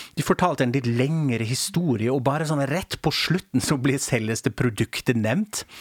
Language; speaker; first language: Norwegian; non-native, fluent; German